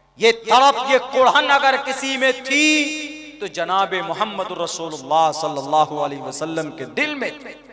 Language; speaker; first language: Hindi; native; Hindi